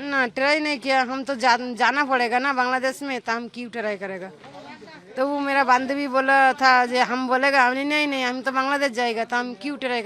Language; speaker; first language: Hindi; non-native, learner; Bangla